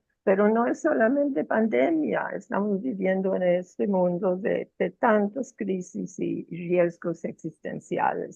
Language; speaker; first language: Spanish; non-native, fluent; English